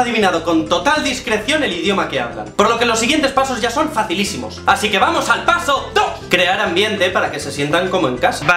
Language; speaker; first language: Spanish; native; Spanish